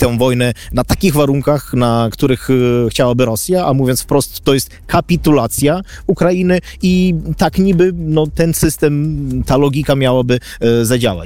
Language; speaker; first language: Polish; non-native, fluent; Ukrainian